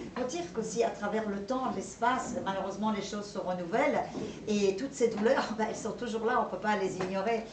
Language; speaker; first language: French; non-native, fluent; Persian